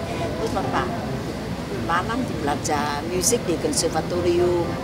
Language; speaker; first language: Indonesian; non-native, fluent; Vietnamese